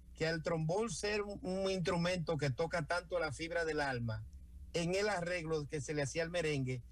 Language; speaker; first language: Spanish; native; Spanish